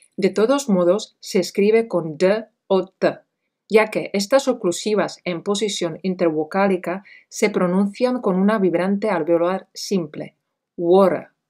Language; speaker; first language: Spanish; non-native, fluent; Czech